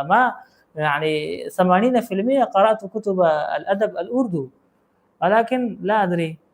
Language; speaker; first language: Arabic; non-native, fluent; Urdu